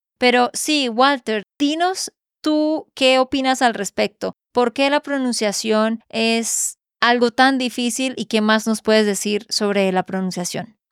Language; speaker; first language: Spanish; native; Spanish